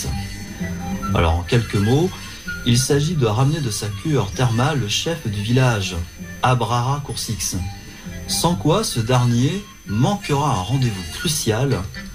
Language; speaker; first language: French; native; French